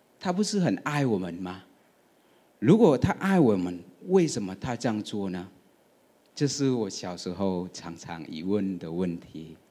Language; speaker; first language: Chinese; non-native, fluent; Vietnamese